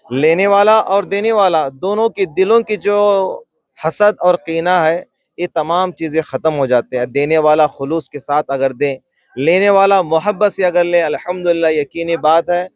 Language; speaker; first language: Urdu; native; Urdu